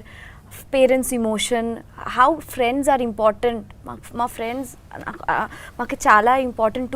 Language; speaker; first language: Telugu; non-native, learner; Bangla